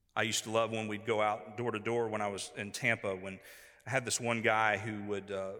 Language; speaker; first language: English; native; English